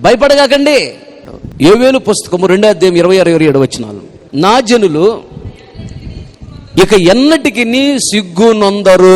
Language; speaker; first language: Telugu; native; Telugu